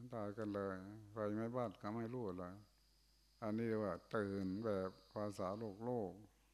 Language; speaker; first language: Thai; non-native, local second language; Northeastern Thai